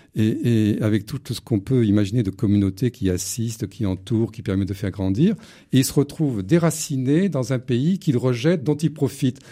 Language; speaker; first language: French; native; French